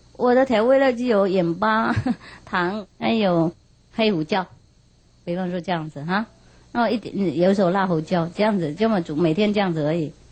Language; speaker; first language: Chinese; non-native, fluent; Vietnamese